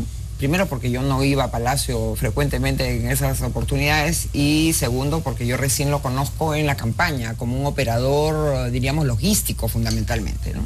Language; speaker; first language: Spanish; native; Spanish